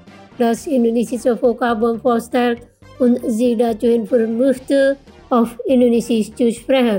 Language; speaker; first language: German; non-native, fluent; Indonesian